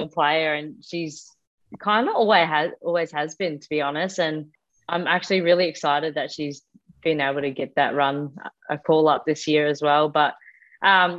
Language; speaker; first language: English; native; English